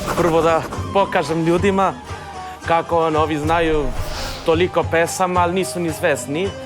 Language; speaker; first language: Serbian; non-native, fluent; Spanish